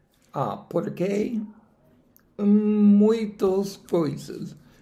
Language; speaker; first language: Portuguese; non-native, learner; English